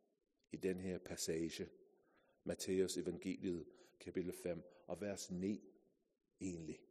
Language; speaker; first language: Danish; non-native, fluent; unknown